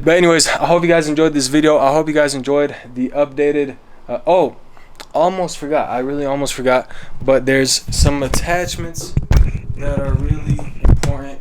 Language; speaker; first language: English; native; English